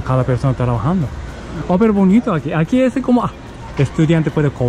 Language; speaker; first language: Spanish; non-native, learner; Japanese